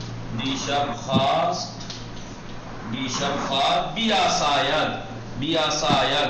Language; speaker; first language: Persian; non-native, fluent; Urdu